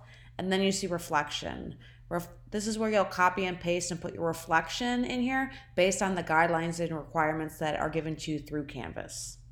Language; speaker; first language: English; native; English